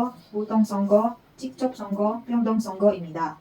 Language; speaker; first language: Korean; non-native, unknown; Filipino